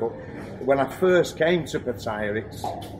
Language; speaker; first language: English; native; English